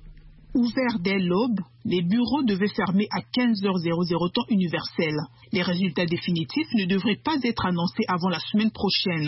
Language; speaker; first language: French; native; French